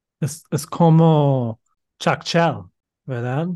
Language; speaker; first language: Spanish; non-native, learner; English